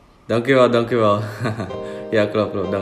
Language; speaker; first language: Dutch; non-native, fluent; Indonesian